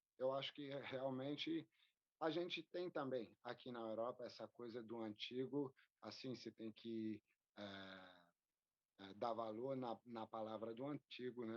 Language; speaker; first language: Portuguese; non-native, fluent; French